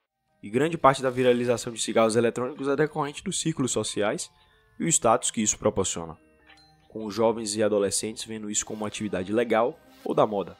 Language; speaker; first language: Portuguese; native; Portuguese